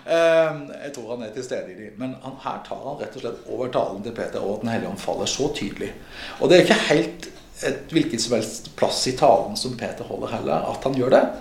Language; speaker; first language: Norwegian; native; Norwegian